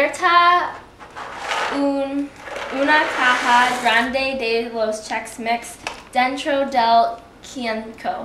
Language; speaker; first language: Spanish; non-native, learner; English